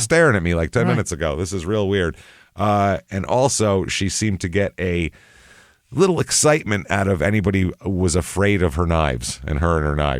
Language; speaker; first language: English; native; English